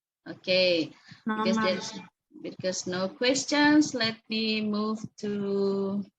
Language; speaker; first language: English; non-native, learner; Indonesian